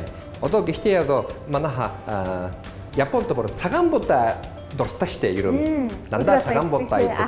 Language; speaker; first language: Mongolian; non-native, fluent; Japanese